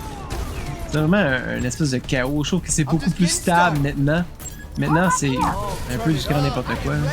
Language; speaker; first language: French; native; French